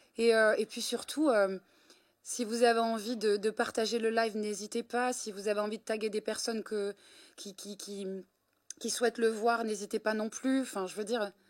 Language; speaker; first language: French; native; French